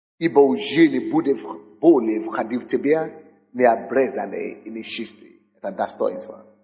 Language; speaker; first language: Russian; non-native, fluent; Yoruba